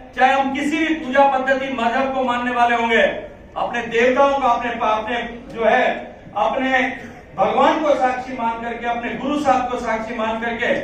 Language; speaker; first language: Hindi; native; Hindi